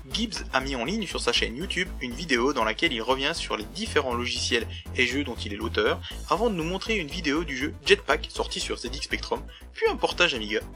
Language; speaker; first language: French; native; French